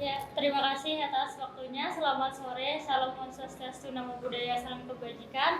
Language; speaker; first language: Indonesian; native; Indonesian